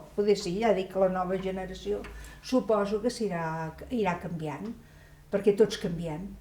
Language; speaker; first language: Catalan; native; Catalan